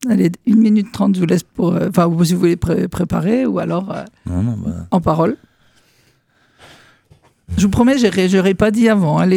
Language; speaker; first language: French; native; French